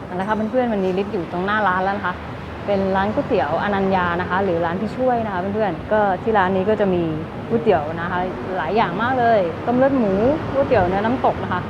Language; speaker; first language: Thai; native; Thai